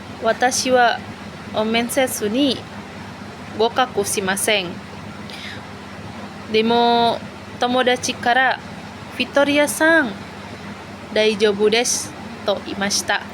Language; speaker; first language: Japanese; non-native, learner; Indonesian